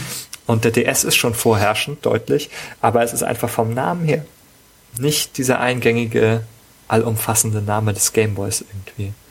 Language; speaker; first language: German; native; German